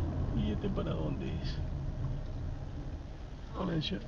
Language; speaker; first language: Spanish; native; Spanish